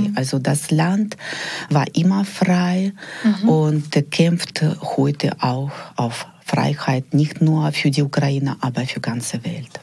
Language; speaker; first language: German; non-native, fluent; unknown